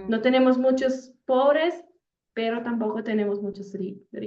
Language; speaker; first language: Spanish; non-native, fluent; Italian